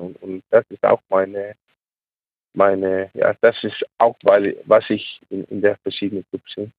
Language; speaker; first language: German; non-native, learner; Danish